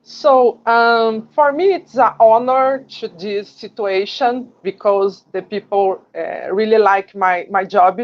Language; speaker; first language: English; non-native, learner; Portuguese